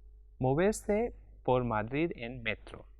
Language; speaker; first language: Spanish; non-native, fluent; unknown